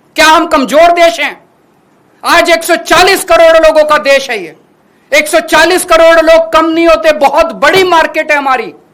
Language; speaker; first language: Hindi; native; Hindi